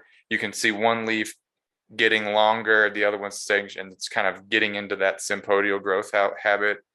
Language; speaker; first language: English; native; English